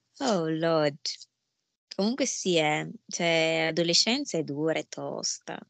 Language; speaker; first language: Italian; early bilingual, other home language; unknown